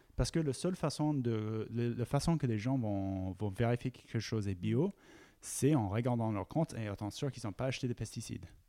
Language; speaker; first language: French; non-native, fluent; English